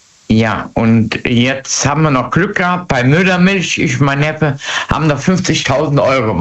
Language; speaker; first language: German; native; German